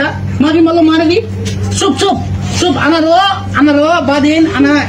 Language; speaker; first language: Arabic; non-native, learner; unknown